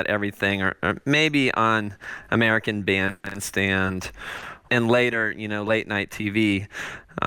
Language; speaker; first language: English; native; English